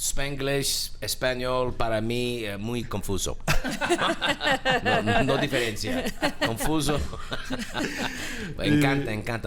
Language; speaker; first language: Spanish; non-native, learner; English